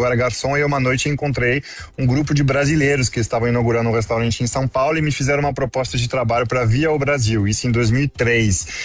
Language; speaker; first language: Portuguese; non-native, fluent; French